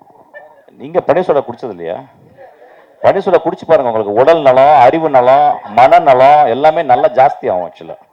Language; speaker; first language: Tamil; native; Tamil